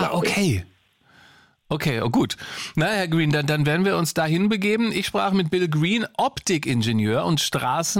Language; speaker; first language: German; native; German